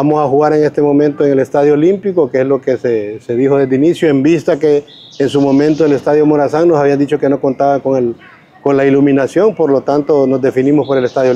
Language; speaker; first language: Spanish; native; Spanish